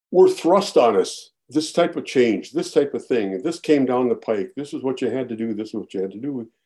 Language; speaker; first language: English; native; English